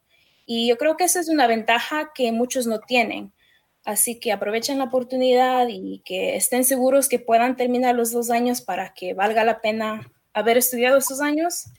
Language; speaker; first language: Spanish; early bilingual, heritage; Spanish